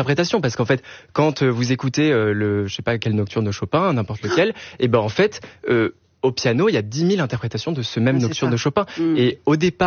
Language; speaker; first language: French; native; French